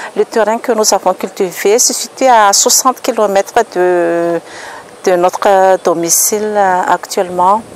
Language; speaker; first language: French; non-native, local second language; Malagasy